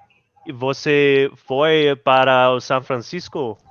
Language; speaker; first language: Portuguese; non-native, learner; English